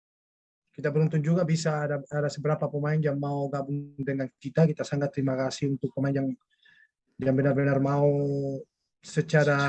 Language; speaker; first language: Indonesian; non-native, fluent; Spanish